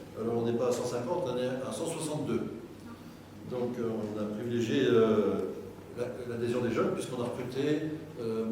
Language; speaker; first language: French; native; French